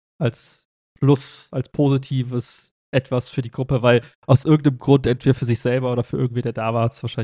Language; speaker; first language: German; native; German